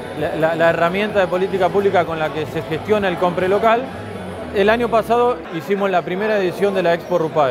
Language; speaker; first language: Spanish; native; Spanish